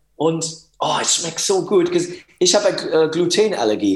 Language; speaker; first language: German; non-native, learner; English